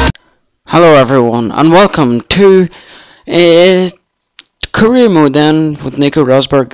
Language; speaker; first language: English; native; English